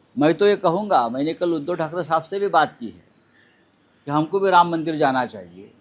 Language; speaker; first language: Hindi; non-native, local second language; Marathi